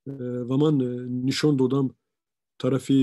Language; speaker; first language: Persian; non-native, local second language; Shughni